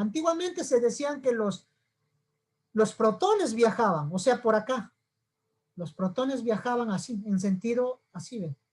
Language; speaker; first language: Spanish; native; Spanish